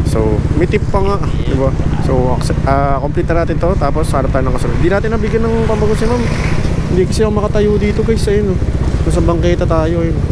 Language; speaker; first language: Filipino; native; Filipino